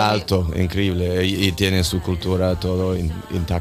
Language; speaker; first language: Spanish; non-native, learner; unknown